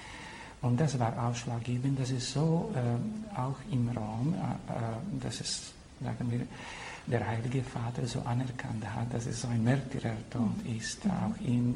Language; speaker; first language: German; non-native, fluent; Slovak